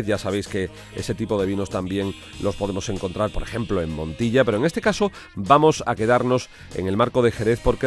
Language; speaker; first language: Spanish; native; Spanish